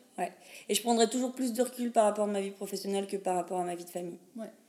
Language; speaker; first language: French; native; French